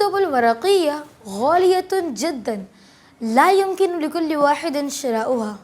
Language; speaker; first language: Arabic; non-native, learner; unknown